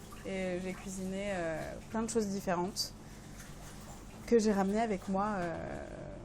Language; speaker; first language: French; early bilingual, other home language; Persian